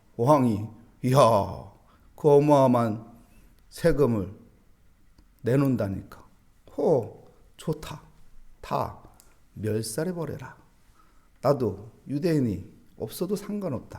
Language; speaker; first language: Korean; native; Korean